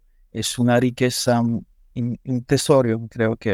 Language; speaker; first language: Spanish; non-native, learner; French